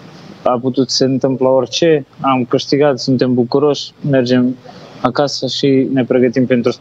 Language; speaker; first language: Romanian; non-native, fluent; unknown